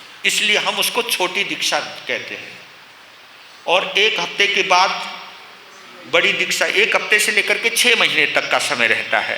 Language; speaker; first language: Hindi; native; Hindi